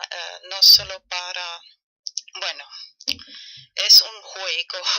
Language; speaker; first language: Spanish; non-native, learner; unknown